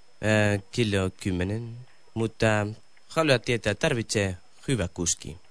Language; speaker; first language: Finnish; non-native, learner; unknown